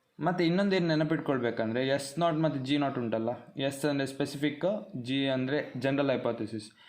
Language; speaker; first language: Kannada; non-native, local second language; Konkani